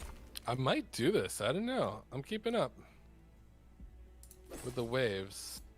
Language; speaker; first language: English; native; English